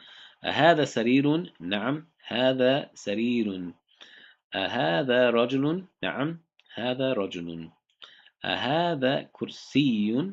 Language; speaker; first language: Arabic; non-native, fluent; English